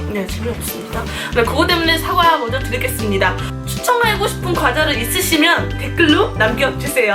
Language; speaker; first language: Korean; non-native, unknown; Chinese